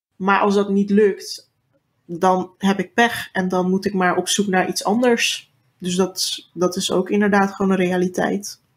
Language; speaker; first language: Dutch; early bilingual, other home language; Turkish